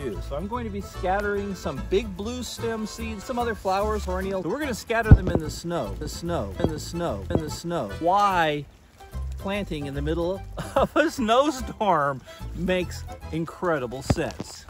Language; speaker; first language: English; native; English